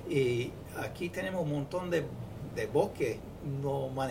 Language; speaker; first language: Spanish; non-native, fluent; English